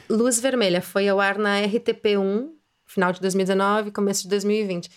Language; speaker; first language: Portuguese; native; Portuguese